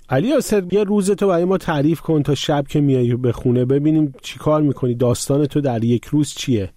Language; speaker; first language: Persian; native; Persian